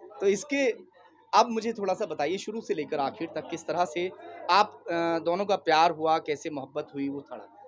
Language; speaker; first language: Hindi; native; Hindi